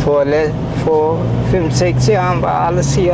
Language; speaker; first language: German; early bilingual, other home language; Turkish